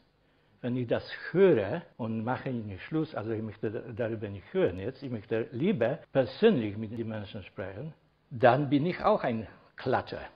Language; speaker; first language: German; non-native, fluent; Polish